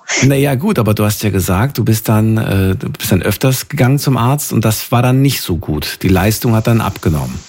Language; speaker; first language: German; native; German